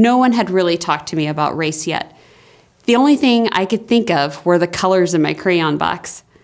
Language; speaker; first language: English; native; English